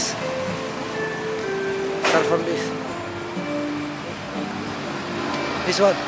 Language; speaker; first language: English; non-native, learner; Indonesian